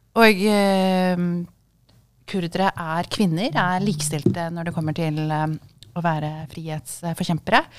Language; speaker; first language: Norwegian; early bilingual, other home language; Kurdish